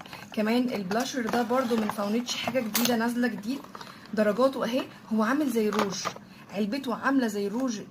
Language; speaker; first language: Arabic; native; Arabic